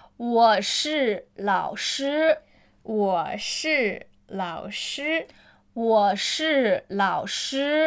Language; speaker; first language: Chinese; non-native, learner; Spanish